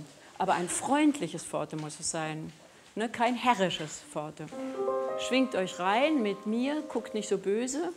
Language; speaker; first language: German; native; German